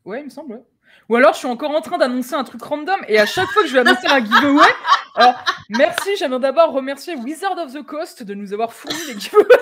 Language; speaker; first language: French; native; French